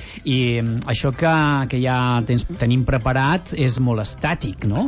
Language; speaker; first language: Catalan; native; Catalan